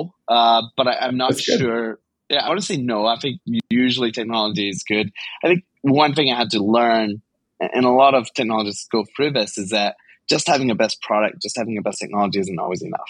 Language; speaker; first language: English; native; English